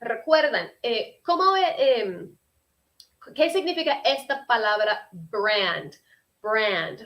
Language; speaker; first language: Spanish; non-native, fluent; English